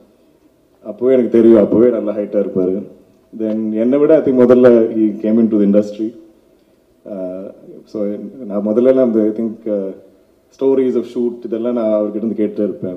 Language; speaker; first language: Tamil; non-native, local second language; Malayalam